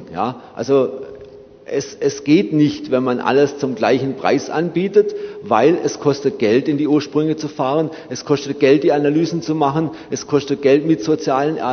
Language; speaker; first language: German; native; German